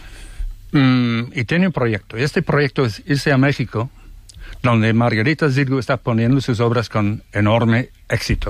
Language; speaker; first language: Spanish; non-native, fluent; English